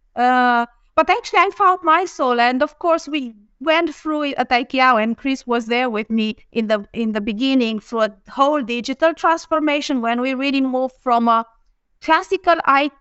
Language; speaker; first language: English; non-native, fluent; Romanian